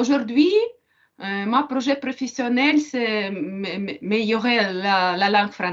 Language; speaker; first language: French; non-native, learner; Ukrainian